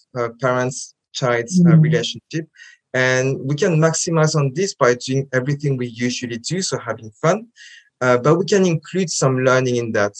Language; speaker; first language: English; non-native, fluent; French